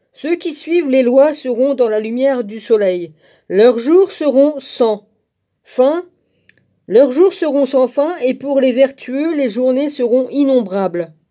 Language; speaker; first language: French; native; French